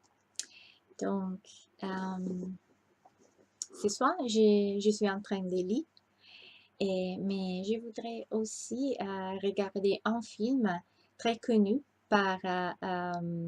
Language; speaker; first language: French; non-native, learner; Italian